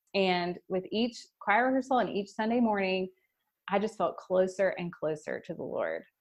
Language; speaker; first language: English; native; English